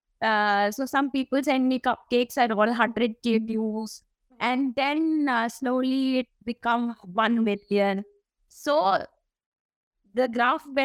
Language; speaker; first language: English; non-native, local second language; Malayalam